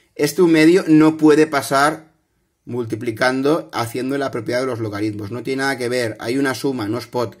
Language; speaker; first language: Spanish; non-native, local second language; Catalan